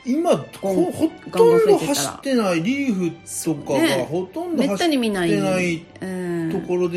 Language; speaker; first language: Japanese; native; Japanese